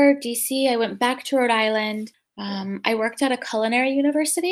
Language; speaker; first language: English; native; English